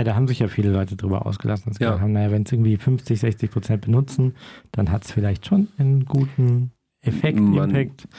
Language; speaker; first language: German; native; German